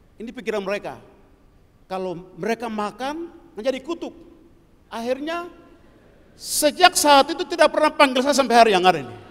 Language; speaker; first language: Indonesian; non-native, local second language; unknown